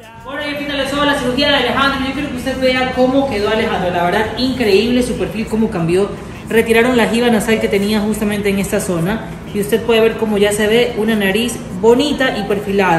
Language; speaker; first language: Spanish; native; Spanish